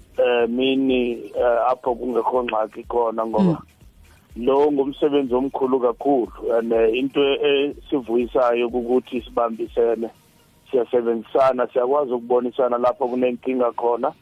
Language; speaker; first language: Zulu; non-native, local second language; Xhosa